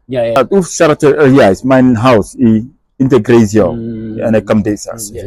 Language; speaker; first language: Welsh; non-native, fluent; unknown